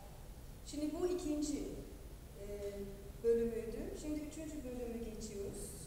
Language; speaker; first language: Turkish; non-native, fluent; German